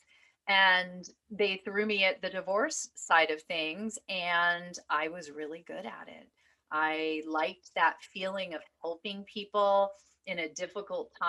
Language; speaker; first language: English; native; English